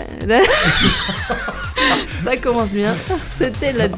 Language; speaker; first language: French; native; French